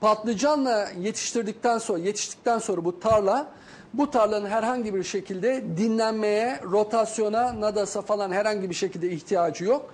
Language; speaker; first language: Turkish; native; Turkish